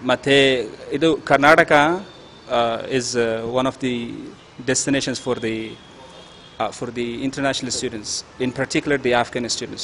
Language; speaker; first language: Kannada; non-native, learner; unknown